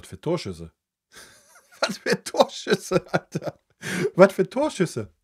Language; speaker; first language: German; native; German